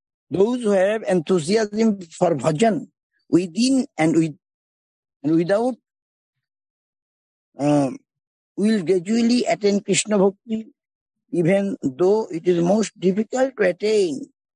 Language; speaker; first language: English; non-native, local second language; Bangla